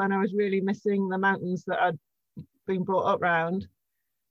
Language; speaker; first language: English; native; English